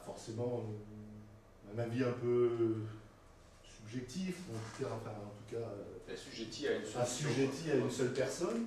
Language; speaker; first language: French; native; French